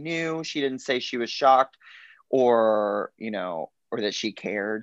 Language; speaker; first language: English; native; English